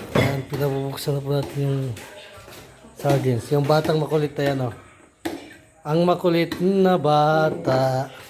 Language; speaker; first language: Filipino; non-native, local second language; Cebuano